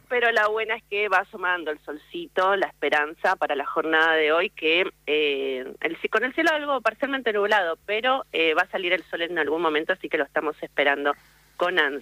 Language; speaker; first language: Spanish; native; Spanish